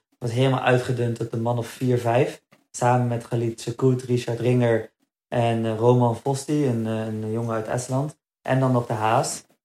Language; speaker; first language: Dutch; early bilingual, other home language; Berber languages